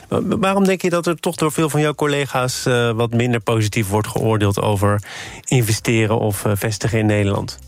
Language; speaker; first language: Dutch; native; Dutch